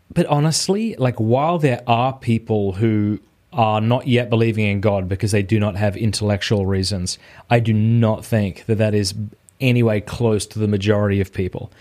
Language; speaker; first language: English; native; English